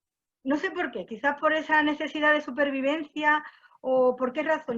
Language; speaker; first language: Spanish; native; Spanish